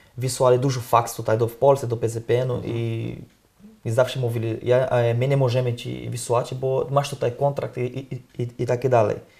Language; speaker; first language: Polish; non-native, learner; Portuguese